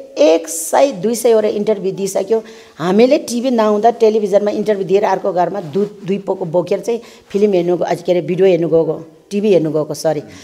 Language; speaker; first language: Nepali; non-native, local second language; Eastern Tamang